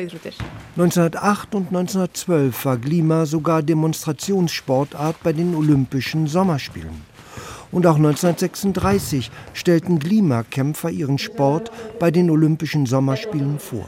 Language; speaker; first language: German; native; German